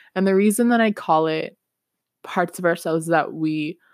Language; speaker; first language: English; non-native, fluent; Spanish